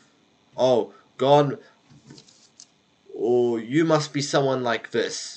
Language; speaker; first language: English; native; English